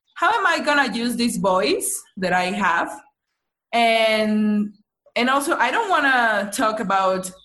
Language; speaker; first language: English; non-native, fluent; Spanish